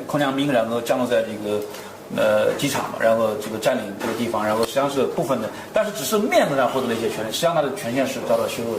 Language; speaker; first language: Chinese; native; Chinese